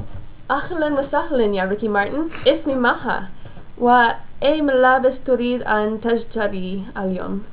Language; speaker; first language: Arabic; non-native, learner; English